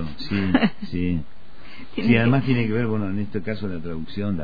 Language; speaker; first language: Spanish; native; Spanish